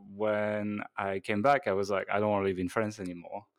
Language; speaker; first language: English; non-native, fluent; French